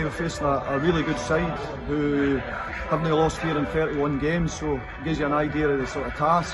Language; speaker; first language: English; native; English